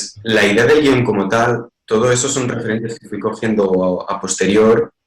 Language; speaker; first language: Spanish; native; Spanish